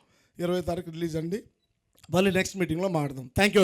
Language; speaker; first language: Telugu; native; Telugu